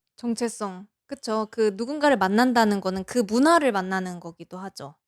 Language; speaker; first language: Korean; native; Korean